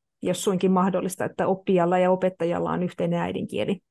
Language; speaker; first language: Finnish; native; Finnish